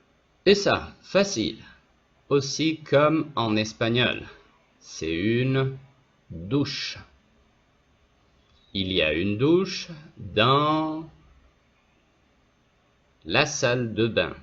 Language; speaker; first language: French; non-native, fluent; Spanish